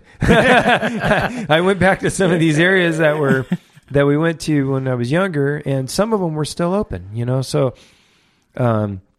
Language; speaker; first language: English; native; English